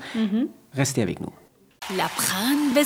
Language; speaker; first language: French; non-native, learner; Persian